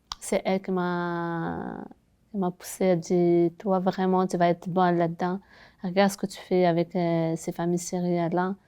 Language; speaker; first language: French; non-native, local second language; Arabic